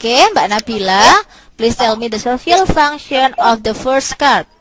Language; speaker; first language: English; non-native, local second language; Indonesian